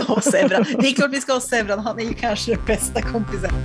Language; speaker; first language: Swedish; native; Swedish